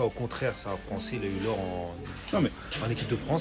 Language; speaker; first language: French; native; French